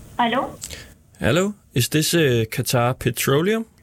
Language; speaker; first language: English; non-native, learner; Danish